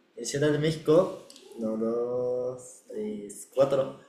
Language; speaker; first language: Spanish; non-native, learner; Japanese